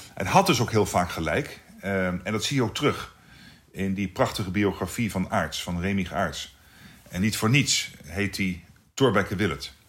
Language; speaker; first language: Dutch; native; Dutch